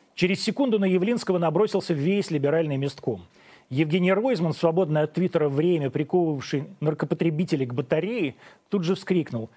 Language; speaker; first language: Russian; native; Russian